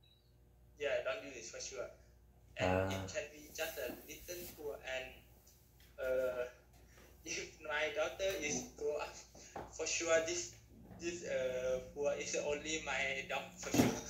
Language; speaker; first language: English; non-native, learner; Thai